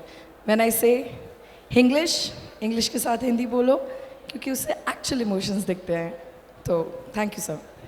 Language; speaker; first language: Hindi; early bilingual, heritage; Hindi